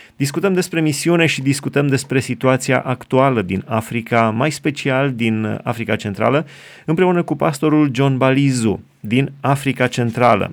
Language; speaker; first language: Romanian; native; Romanian